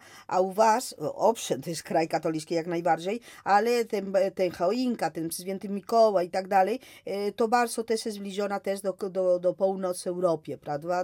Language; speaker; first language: Polish; non-native, fluent; Spanish